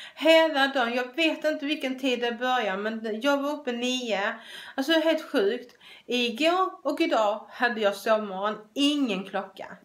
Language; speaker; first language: Swedish; native; Swedish